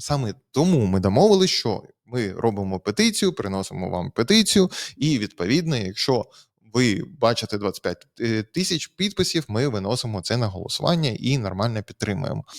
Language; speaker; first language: Ukrainian; native; Ukrainian